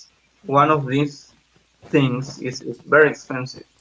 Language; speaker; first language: English; non-native, learner; Spanish